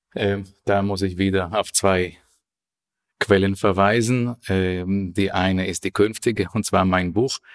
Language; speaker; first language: German; non-native, fluent; Hebrew